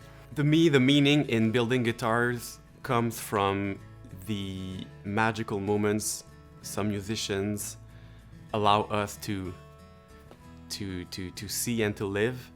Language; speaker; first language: English; non-native, local second language; French